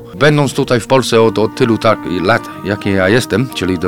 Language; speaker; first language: Polish; non-native, fluent; English